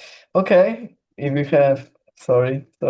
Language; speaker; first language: English; non-native, learner; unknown